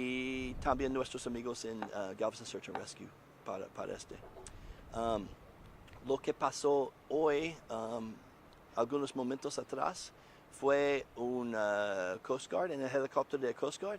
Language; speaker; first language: Spanish; non-native, learner; English